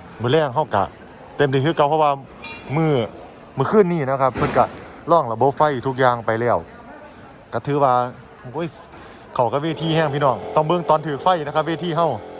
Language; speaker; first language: Thai; native; Thai